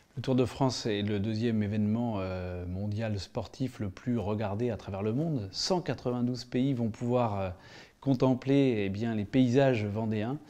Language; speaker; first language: French; native; French